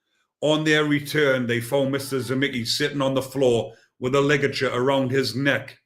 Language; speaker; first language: English; native; English